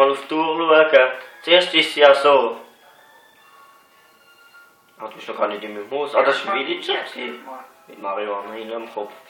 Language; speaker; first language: German; native; German